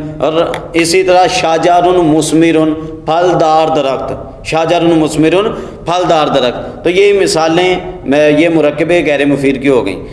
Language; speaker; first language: Urdu; non-native, local second language; Punjabi